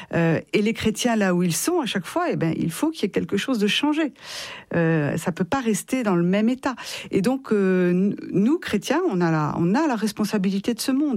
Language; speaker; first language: French; native; French